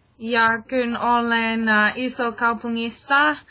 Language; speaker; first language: Finnish; non-native, learner; English